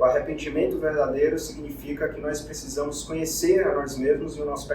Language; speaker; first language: Portuguese; native; Portuguese